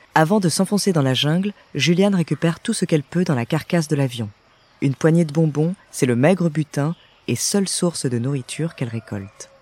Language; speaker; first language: French; native; French